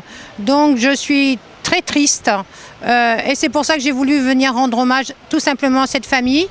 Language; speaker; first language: French; native; French